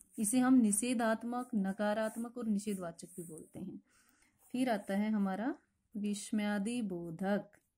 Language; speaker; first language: Hindi; native; Hindi